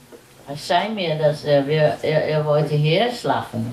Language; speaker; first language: German; non-native, learner; Vietnamese